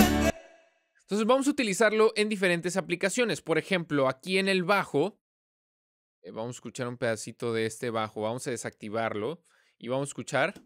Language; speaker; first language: Spanish; native; Spanish